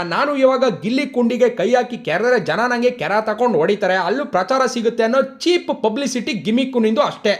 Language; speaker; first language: Kannada; native; Kannada